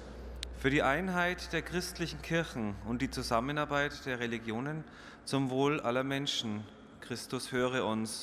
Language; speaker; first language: German; native; German